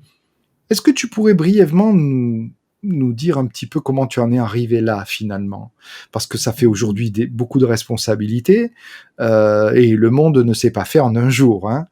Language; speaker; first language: French; native; French